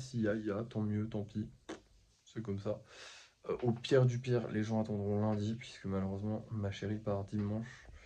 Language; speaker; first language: French; native; French